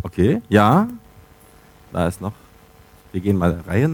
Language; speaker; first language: German; native; German